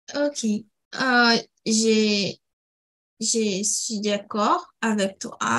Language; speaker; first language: French; non-native, learner; Portuguese